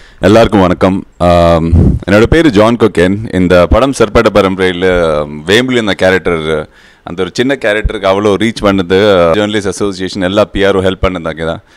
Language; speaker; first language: Tamil; non-native, fluent; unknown